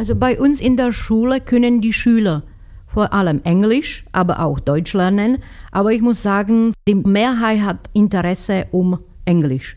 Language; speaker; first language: German; non-native, fluent; Slovak